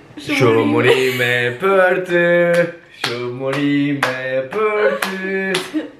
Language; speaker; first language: Albanian; non-native, learner; Turkish